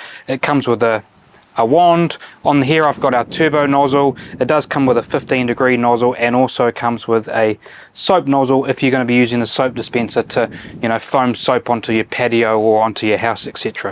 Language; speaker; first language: English; native; English